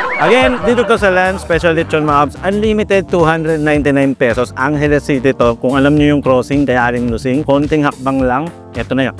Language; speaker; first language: Filipino; non-native, local second language; Pampanga